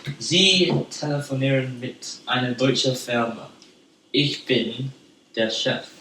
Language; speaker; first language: German; non-native, learner; English